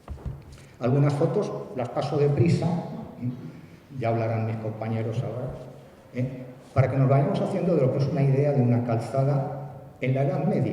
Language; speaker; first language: Spanish; native; Spanish